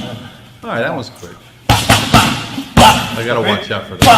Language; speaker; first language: English; native; English